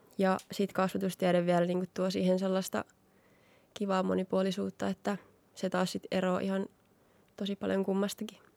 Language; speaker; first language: Finnish; native; Finnish